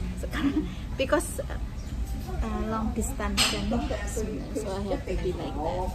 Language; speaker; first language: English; non-native, learner; Indonesian